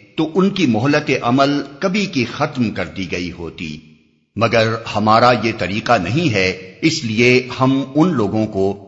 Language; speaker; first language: Urdu; native; Urdu